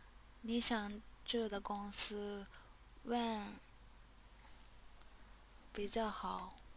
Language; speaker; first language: Chinese; non-native, learner; Japanese